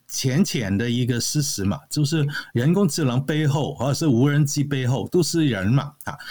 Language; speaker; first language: Chinese; non-native, local second language; Cantonese